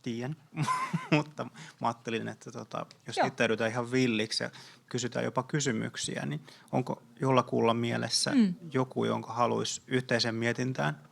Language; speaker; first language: Finnish; native; Finnish